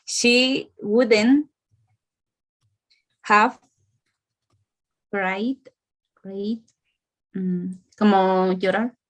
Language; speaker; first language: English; non-native, learner; Spanish